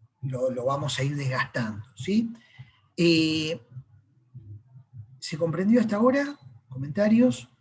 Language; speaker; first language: Spanish; native; Spanish